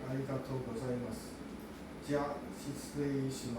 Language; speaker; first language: Japanese; non-native, learner; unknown